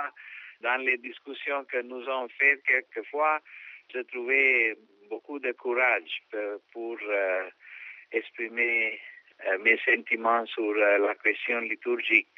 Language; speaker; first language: French; non-native, fluent; Sinhala